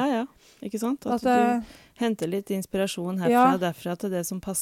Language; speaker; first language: Norwegian; native; Norwegian